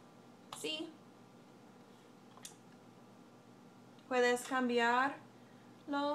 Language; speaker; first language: Spanish; non-native, learner; English